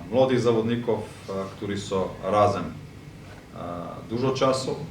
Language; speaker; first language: Polish; non-native, fluent; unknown